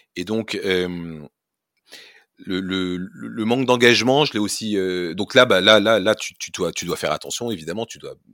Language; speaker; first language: French; native; French